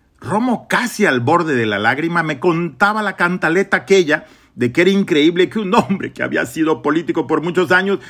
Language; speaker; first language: Spanish; native; Spanish